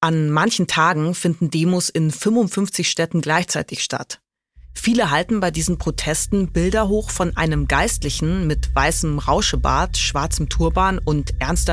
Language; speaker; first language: German; native; German